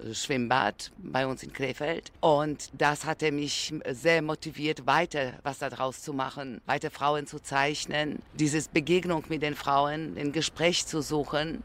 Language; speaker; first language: German; non-native, fluent; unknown